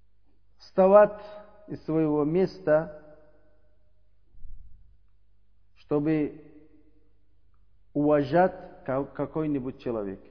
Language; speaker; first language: Russian; non-native, learner; Uzbek